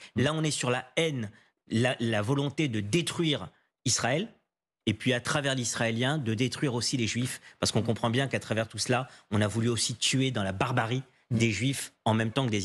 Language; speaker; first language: French; native; French